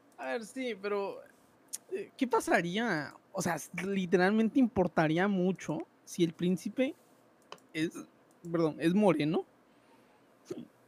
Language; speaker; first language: Spanish; native; Spanish